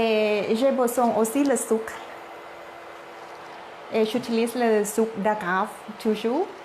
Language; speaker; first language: French; non-native, learner; Thai